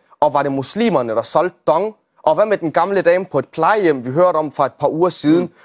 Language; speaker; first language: Danish; early bilingual, other home language; Arabic